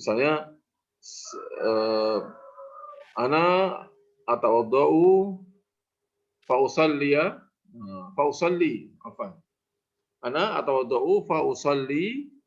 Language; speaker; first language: Arabic; non-native, fluent; Indonesian